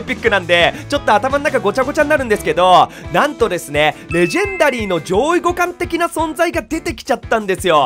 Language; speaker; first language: Japanese; native; Japanese